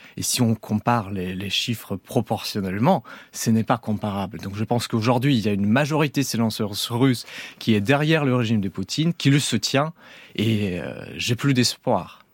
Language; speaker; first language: French; non-native, fluent; Russian